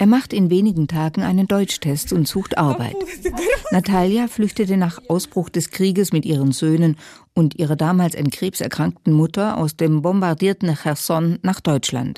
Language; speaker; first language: German; native; German